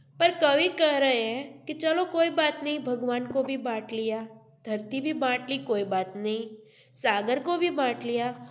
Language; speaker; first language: Hindi; non-native, local second language; Gujarati